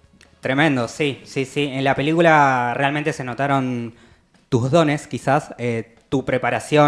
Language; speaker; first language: Spanish; native; Spanish